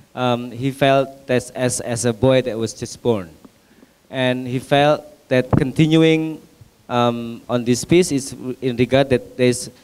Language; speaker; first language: English; non-native, fluent; Indonesian